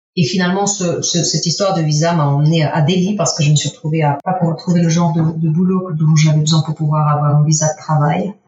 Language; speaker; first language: French; early bilingual, other home language; Spanish